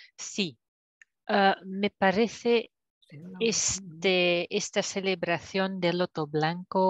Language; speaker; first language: Spanish; non-native, fluent; French